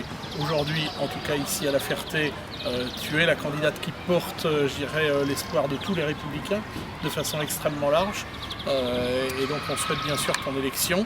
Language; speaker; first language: French; native; French